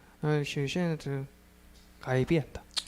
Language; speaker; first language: Chinese; non-native, learner; Korean